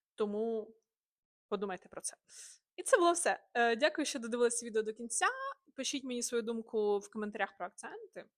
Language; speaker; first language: Ukrainian; native; Ukrainian